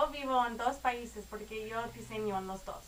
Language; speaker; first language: Spanish; non-native, learner; English